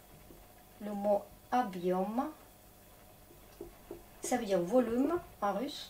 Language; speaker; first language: French; non-native, fluent; Russian